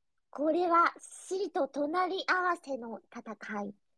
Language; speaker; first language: Japanese; native; Japanese